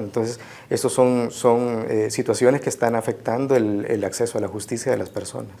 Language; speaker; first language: Spanish; native; Spanish